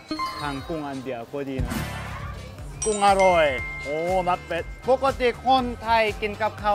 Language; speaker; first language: Thai; non-native, fluent; Korean